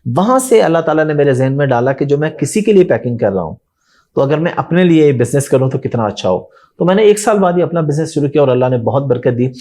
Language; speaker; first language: Urdu; non-native, local second language; Saraiki